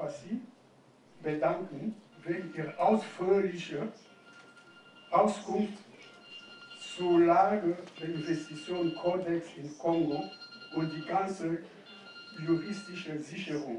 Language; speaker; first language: German; non-native, fluent; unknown